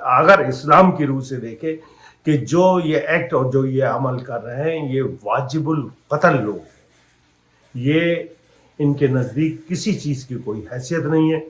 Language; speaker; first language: Urdu; native; Urdu